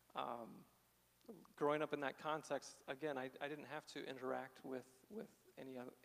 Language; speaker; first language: English; native; English